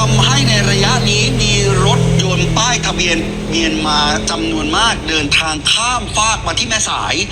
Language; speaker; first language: Thai; native; Thai